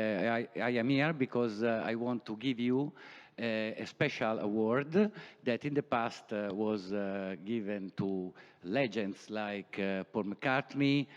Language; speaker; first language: English; non-native, learner; Italian